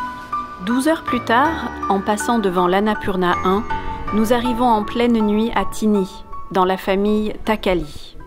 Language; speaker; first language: French; native; French